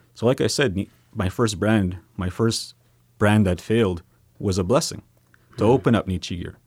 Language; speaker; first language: English; native; English